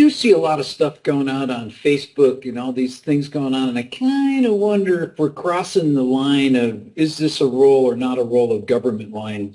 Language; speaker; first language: English; native; English